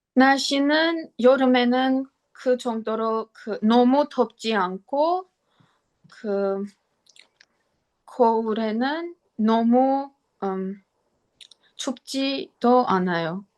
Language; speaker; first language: Korean; non-native, learner; Armenian